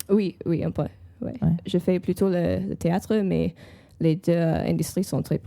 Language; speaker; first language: French; non-native, fluent; English